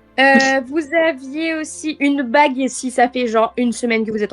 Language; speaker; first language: French; native; French